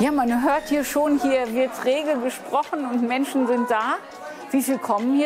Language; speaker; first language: German; native; German